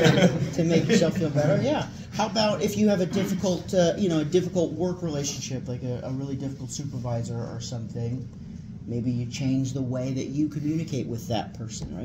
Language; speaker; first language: English; native; English